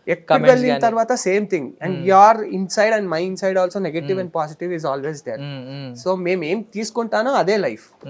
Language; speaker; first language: Telugu; non-native, learner; Kannada